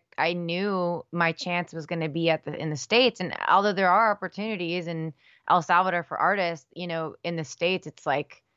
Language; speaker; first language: English; early bilingual, other home language; Spanish